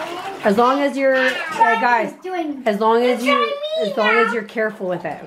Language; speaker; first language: English; native; English